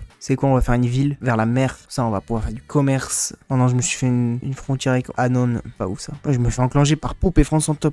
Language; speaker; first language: French; native; French